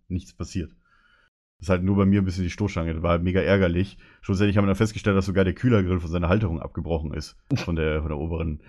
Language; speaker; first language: German; native; German